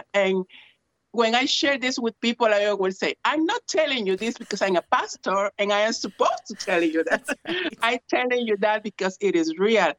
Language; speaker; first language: English; non-native, fluent; Spanish